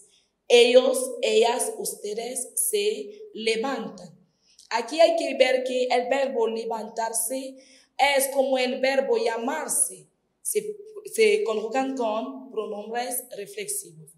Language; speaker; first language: Spanish; non-native, fluent; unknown